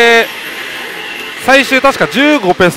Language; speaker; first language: Japanese; native; Japanese